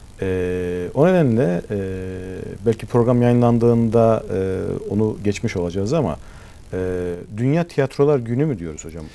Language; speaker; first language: Turkish; native; Turkish